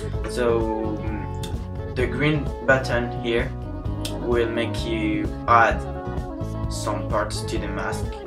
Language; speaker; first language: English; non-native, fluent; French